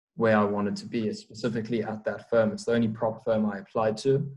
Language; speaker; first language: English; native; English